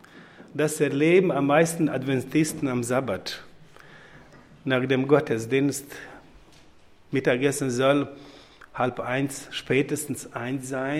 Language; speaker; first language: German; non-native, fluent; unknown